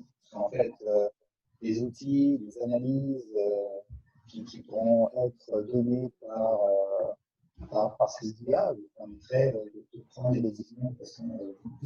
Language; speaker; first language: French; native; French